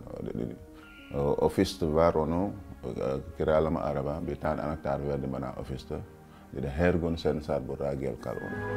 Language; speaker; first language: Turkish; non-native, learner; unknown